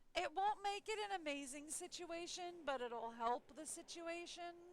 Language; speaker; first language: English; native; English